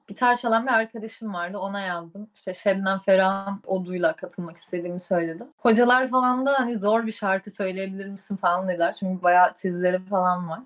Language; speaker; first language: Turkish; native; Turkish